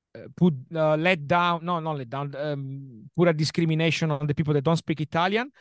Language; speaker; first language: English; non-native, fluent; Italian